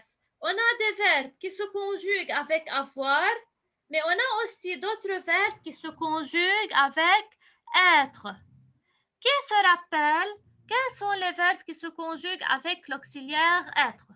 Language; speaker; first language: French; non-native, local second language; Arabic